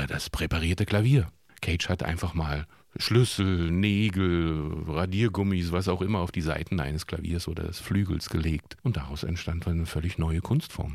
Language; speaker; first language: German; native; German